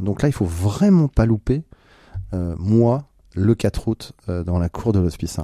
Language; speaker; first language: French; native; French